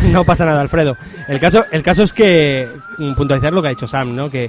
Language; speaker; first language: Spanish; native; Spanish